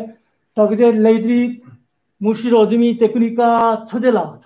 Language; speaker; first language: Czech; non-native, learner; Korean